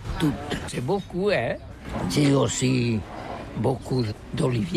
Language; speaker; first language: French; non-native, learner; Catalan